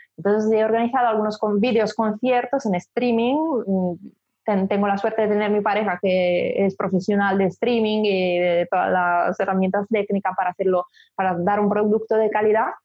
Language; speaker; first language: Spanish; non-native, fluent; Italian